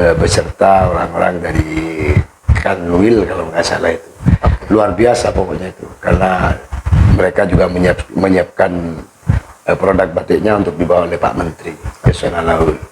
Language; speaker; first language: Indonesian; non-native, local second language; Madurese